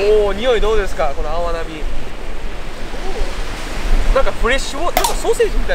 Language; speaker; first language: Japanese; native; Japanese